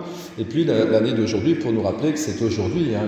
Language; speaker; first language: French; native; French